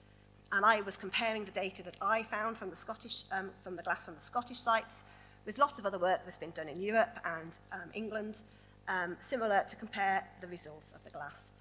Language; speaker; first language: English; native; English